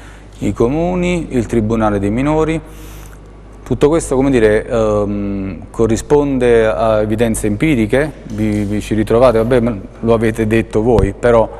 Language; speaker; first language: Italian; native; Italian